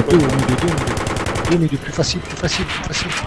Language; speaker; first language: French; native; French